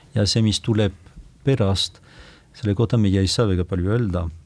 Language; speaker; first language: Estonian; non-native, fluent; French